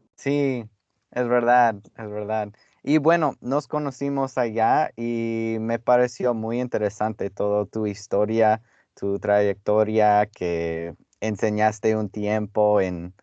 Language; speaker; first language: Spanish; non-native, fluent; English